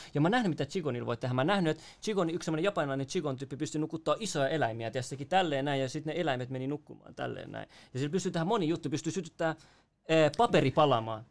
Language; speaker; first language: Finnish; native; Finnish